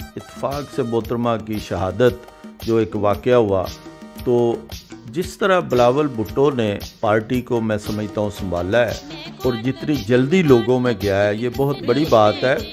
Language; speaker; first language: Urdu; non-native, local second language; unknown